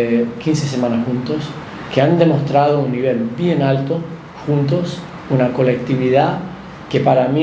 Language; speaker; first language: Spanish; non-native, fluent; English